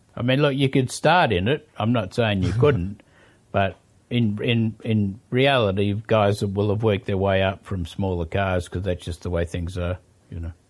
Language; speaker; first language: English; native; English